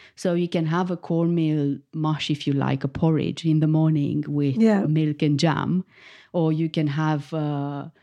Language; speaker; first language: English; non-native, fluent; Romanian